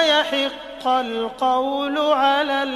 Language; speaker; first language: Arabic; native; Arabic